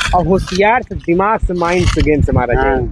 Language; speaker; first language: Hindi; non-native, local second language; Awadhi